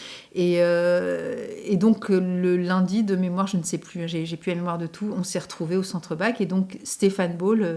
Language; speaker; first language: French; native; French